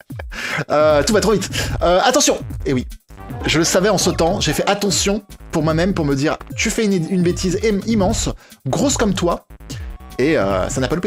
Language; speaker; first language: French; native; French